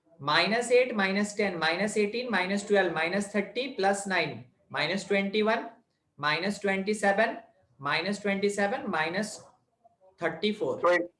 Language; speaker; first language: Hindi; native; Hindi